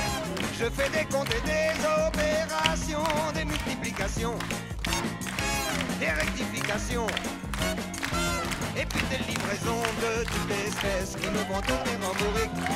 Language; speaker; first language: French; native; French